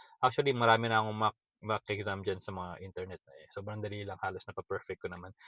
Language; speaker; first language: Filipino; native; Filipino